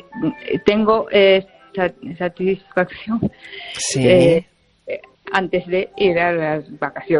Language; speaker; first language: Spanish; non-native, fluent; Japanese